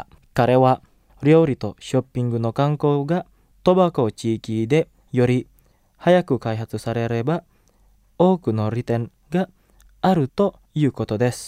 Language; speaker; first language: Japanese; non-native, fluent; Indonesian